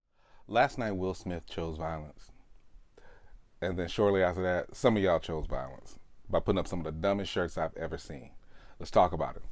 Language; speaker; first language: English; native; English